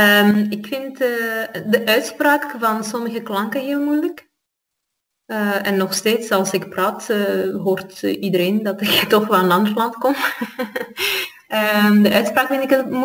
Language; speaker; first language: Dutch; non-native, fluent; Armenian